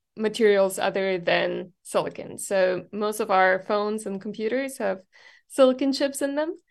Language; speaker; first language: English; non-native, fluent; German